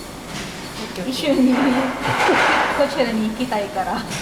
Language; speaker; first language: Japanese; non-native, learner; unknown